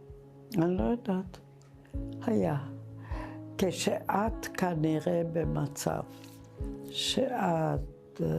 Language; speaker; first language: Hebrew; non-native, fluent; Czech